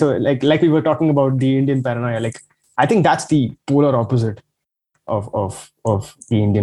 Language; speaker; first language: English; non-native, local second language; Marathi